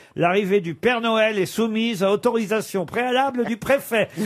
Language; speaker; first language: French; native; French